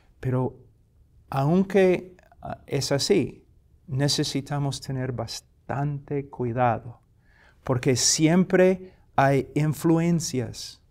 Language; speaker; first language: Spanish; non-native, fluent; English